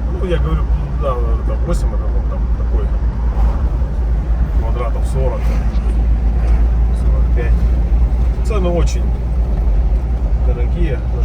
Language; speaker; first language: Russian; native; Russian